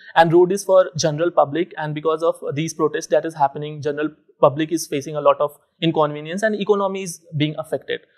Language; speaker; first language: English; non-native, local second language; Hindi